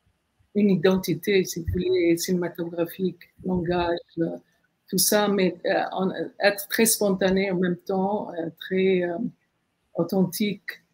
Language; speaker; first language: French; non-native, fluent; Arabic